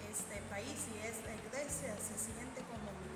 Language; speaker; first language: Spanish; non-native, learner; English